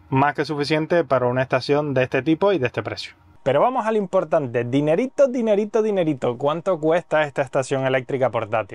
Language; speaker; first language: Spanish; native; Spanish